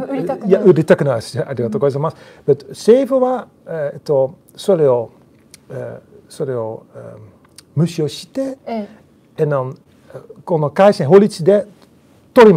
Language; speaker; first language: Japanese; non-native, learner; Dutch